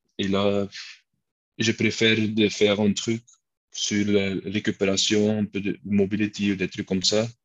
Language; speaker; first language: French; non-native, local second language; Dutch